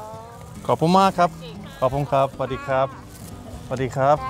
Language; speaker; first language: Thai; non-native, learner; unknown